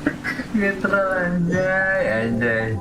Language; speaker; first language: English; non-native, learner; Indonesian